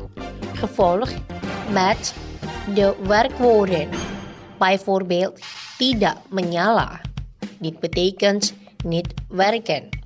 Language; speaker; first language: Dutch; non-native, learner; Indonesian